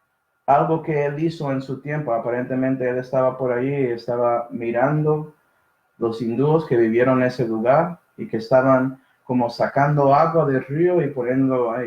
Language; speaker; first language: Spanish; early bilingual, heritage; Spanish